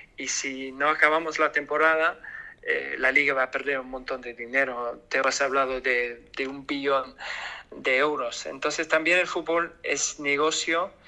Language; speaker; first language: Spanish; non-native, fluent; English